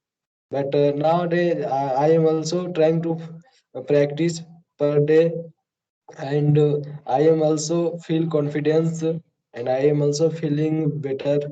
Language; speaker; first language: English; non-native, learner; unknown